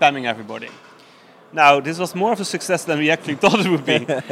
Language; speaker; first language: English; non-native, fluent; Dutch